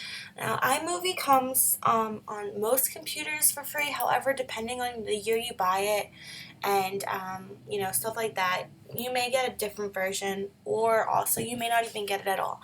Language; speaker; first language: English; native; English